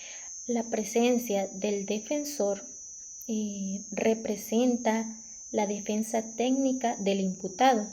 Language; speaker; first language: Spanish; native; Spanish